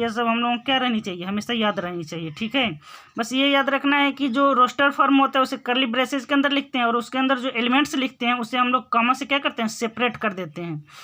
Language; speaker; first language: Hindi; native; Hindi